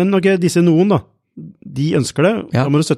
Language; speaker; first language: Norwegian; native; Norwegian